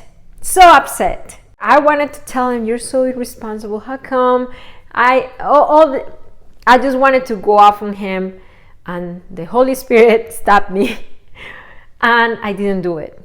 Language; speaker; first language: English; non-native, fluent; Spanish